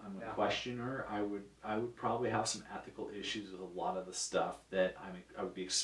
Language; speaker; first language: English; native; English